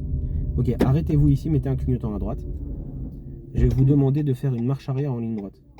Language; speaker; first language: French; native; French